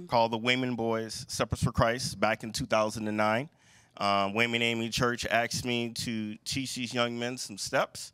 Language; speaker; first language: English; native; English